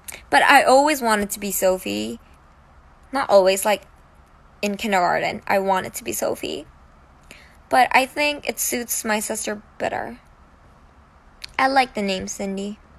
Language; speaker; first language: English; early bilingual, other home language; Korean